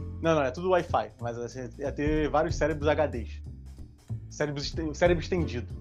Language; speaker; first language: Portuguese; native; Portuguese